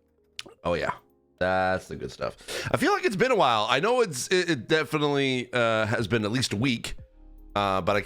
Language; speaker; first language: English; native; English